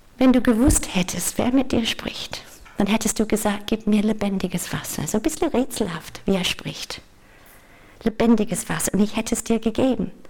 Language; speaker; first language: German; non-native, fluent; English